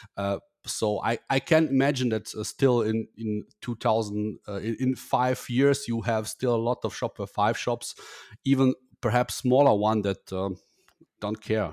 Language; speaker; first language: English; non-native, fluent; German